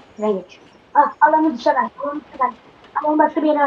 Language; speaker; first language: Turkish; native; Turkish